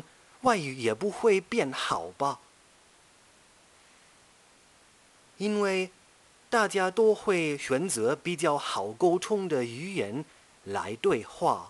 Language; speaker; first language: Chinese; non-native, fluent; German